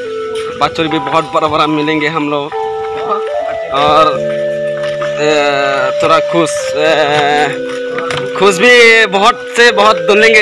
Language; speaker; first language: Hindi; non-native, local second language; Chakma